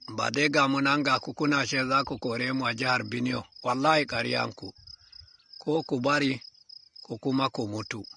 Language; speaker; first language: Hausa; non-native, local second language; Fula